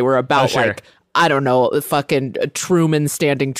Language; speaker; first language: English; native; English